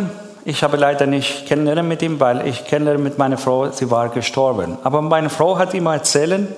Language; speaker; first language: German; non-native, learner; Persian